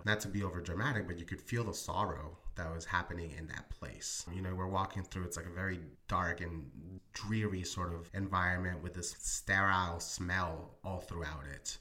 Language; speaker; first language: English; early bilingual, other home language; Spanish